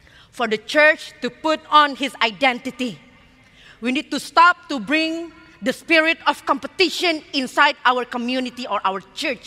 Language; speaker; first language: English; non-native, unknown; Indonesian